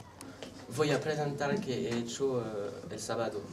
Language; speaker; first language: Spanish; non-native, learner; French